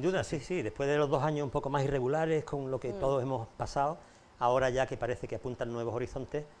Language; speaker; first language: Spanish; native; Spanish